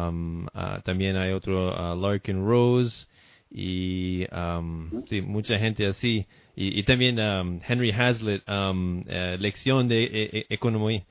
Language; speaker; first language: Spanish; non-native, fluent; English